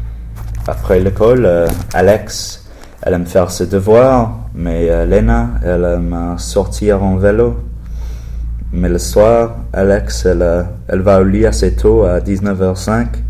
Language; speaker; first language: French; non-native, learner; English